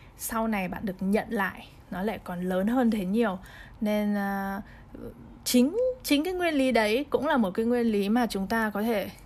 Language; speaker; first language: Vietnamese; early bilingual, heritage; Vietnamese